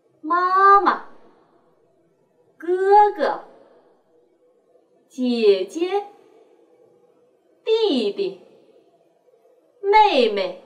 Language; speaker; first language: Chinese; non-native, fluent; Vietnamese